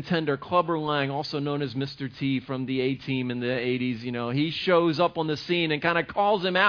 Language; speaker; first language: English; native; English